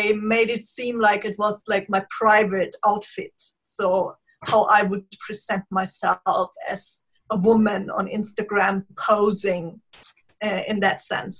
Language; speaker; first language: English; non-native, fluent; German